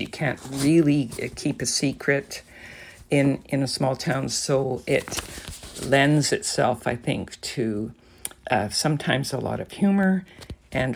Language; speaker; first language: English; native; English